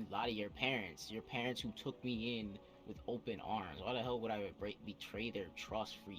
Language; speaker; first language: English; native; English